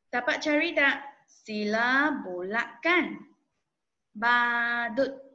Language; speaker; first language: Malay; non-native, local second language; Chinese